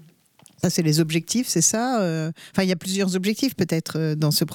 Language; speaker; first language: French; native; French